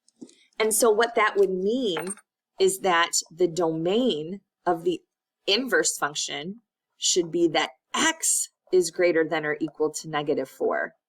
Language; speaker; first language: English; native; English